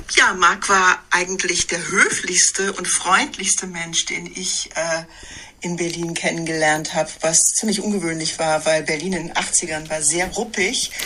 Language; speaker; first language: German; non-native, fluent; English